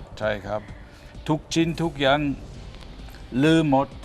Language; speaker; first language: Thai; non-native, fluent; German